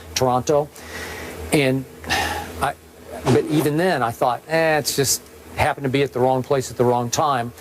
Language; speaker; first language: English; native; English